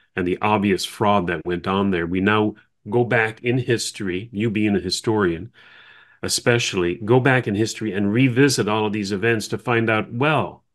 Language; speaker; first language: English; native; English